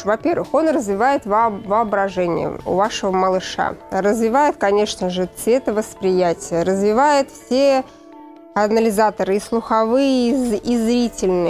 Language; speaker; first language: Russian; native; Russian